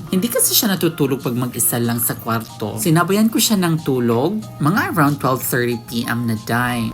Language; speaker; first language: Filipino; non-native, local second language; Cebuano